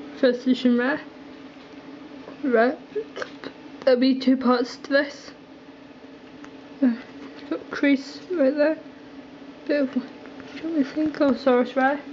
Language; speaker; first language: English; native; English